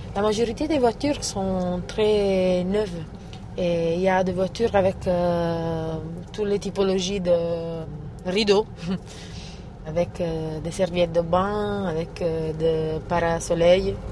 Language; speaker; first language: French; non-native, fluent; Italian